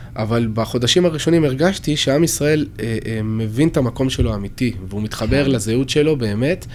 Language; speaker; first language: Hebrew; early bilingual, other home language; French